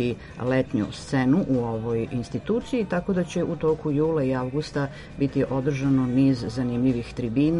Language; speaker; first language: Serbian; native; Serbian